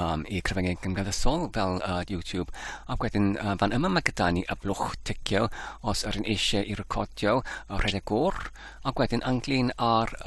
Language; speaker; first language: Welsh; non-native, learner; Polish